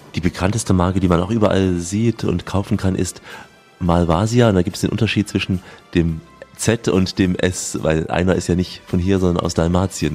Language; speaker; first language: German; native; German